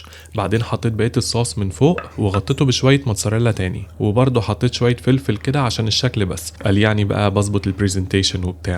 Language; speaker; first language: Arabic; native; Arabic